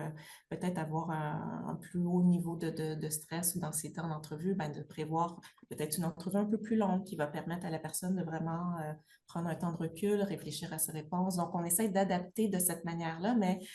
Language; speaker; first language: French; native; French